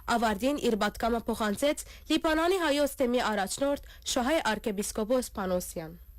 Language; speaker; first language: Armenian; early bilingual, heritage; Armenian